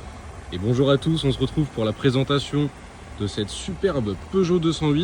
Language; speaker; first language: French; native; French